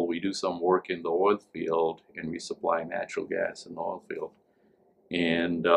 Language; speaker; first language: English; non-native, local second language; Hindi